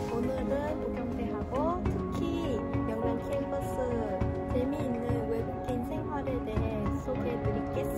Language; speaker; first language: Korean; non-native, learner; Vietnamese